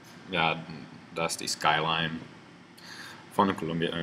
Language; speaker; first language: German; non-native, learner; English